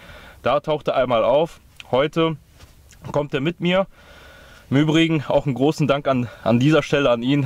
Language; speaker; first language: German; native; German